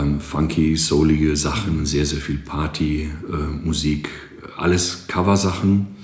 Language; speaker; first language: German; non-native, fluent; Greek